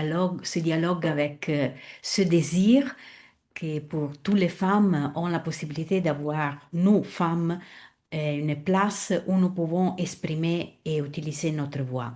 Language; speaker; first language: French; non-native, fluent; Italian